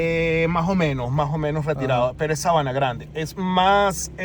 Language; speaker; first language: Spanish; native; Spanish